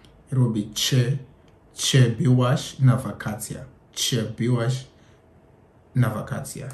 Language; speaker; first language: Polish; non-native, learner; English